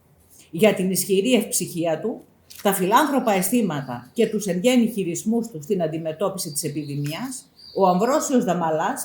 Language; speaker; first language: Greek; native; Greek